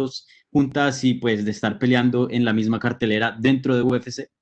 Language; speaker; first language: Spanish; native; Spanish